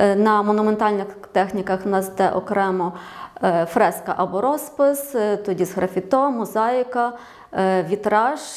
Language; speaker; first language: Ukrainian; native; Ukrainian